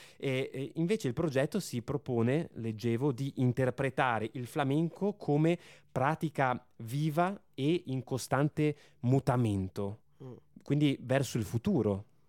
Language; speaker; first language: Italian; native; Italian